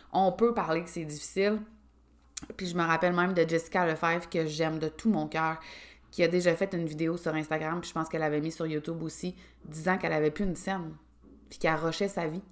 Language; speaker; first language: French; native; French